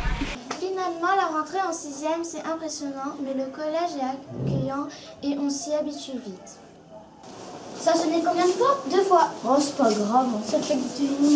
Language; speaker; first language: French; native; French